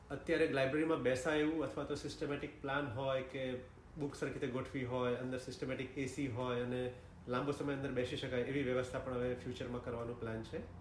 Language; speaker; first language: Gujarati; native; Gujarati